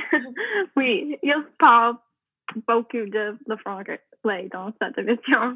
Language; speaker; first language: French; non-native, learner; English